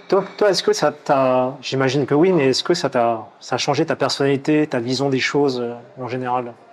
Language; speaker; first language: French; native; French